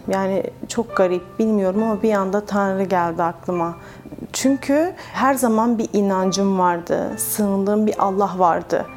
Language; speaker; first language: Turkish; native; Turkish